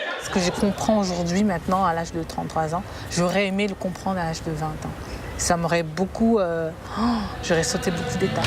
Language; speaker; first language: French; native; French